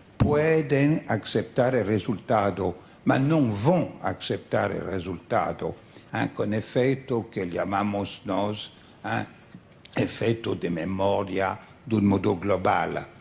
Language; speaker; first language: Spanish; non-native, fluent; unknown